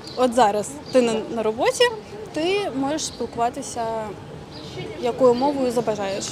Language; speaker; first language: Ukrainian; non-native, local second language; Russian